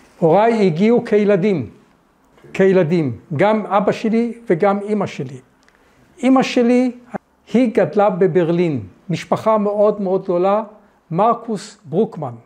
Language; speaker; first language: Hebrew; early bilingual, other home language; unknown